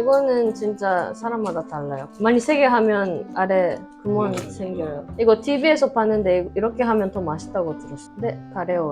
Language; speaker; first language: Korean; non-native, fluent; Japanese